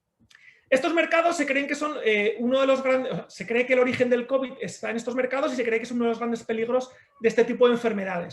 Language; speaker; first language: Spanish; native; Spanish